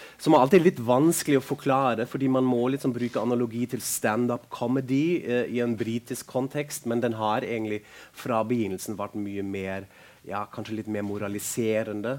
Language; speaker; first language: Norwegian; non-native, fluent; German